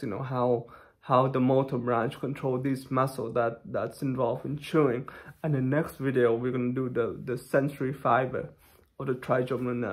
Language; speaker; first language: English; non-native, fluent; Thai